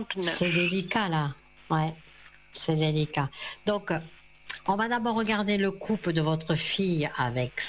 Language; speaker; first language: French; native; French